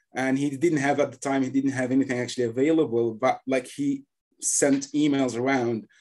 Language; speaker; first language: English; non-native, fluent; Arabic